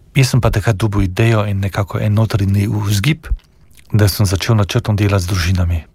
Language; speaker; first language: Slovenian; native; Slovenian